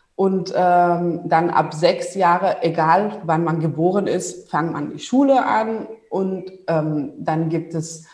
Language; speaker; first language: German; non-native, fluent; Spanish